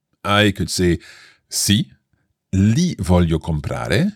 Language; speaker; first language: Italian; non-native, fluent; English